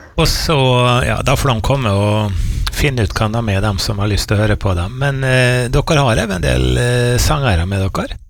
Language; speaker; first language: Norwegian; native; Norwegian